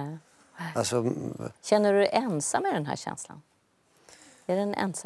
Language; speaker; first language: Swedish; native; Swedish